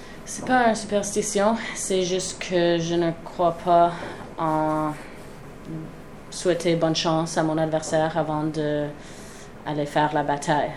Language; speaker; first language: French; non-native, local second language; English